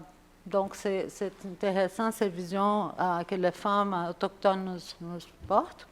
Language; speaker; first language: French; non-native, fluent; Spanish